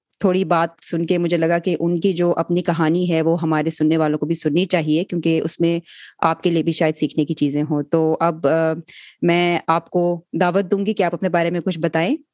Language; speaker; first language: Urdu; native; Urdu